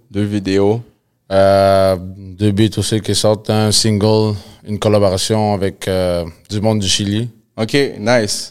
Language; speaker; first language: French; early bilingual, other home language; Spanish